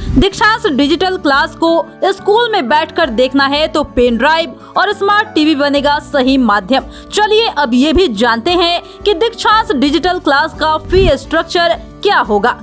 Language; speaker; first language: Hindi; native; Hindi